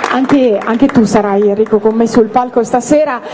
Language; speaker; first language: Italian; native; Italian